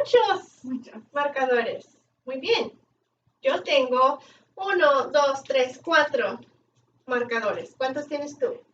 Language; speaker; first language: Spanish; non-native, fluent; English